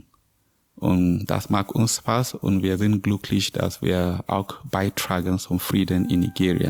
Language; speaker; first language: German; non-native, learner; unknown